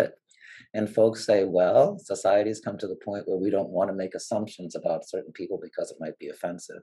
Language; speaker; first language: English; native; English